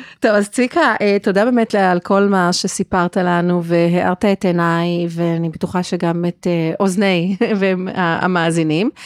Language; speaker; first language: Hebrew; non-native, fluent; English